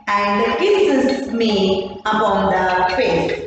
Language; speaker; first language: English; non-native, local second language; Kannada